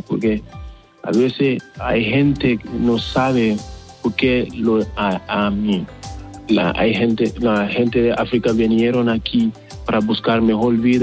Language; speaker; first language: Spanish; non-native, learner; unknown